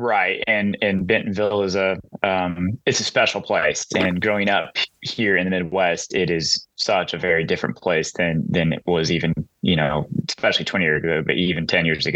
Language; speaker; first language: English; native; English